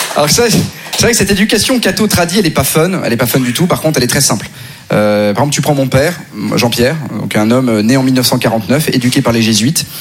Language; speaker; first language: French; native; French